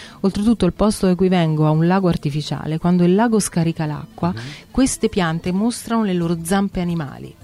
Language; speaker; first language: Italian; native; Italian